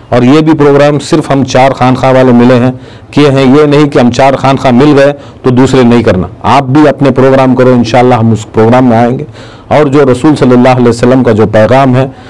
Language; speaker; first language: Urdu; native; Urdu